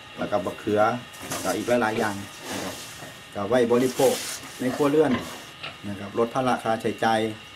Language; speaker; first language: Thai; native; Thai